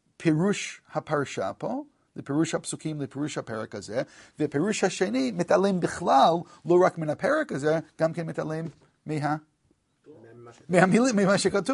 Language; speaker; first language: Hebrew; non-native, fluent; English